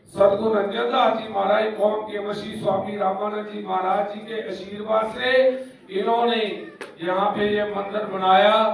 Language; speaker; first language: Hindi; non-native, local second language; Punjabi